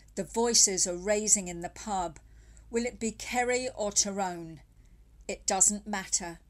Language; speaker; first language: English; native; English